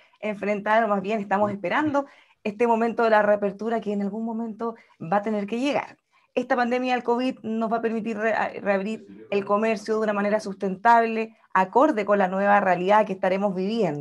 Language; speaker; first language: Spanish; native; Spanish